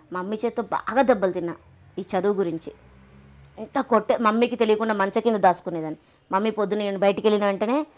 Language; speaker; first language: Telugu; native; Telugu